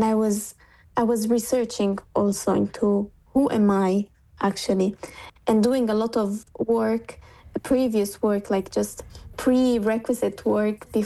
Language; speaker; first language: English; non-native, fluent; Italian